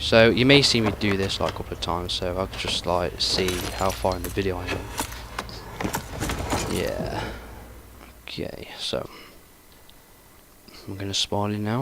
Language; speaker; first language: English; native; English